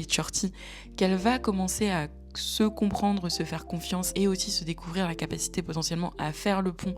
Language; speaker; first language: French; native; French